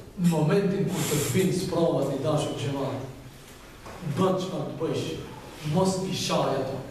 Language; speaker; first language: Albanian; native; Albanian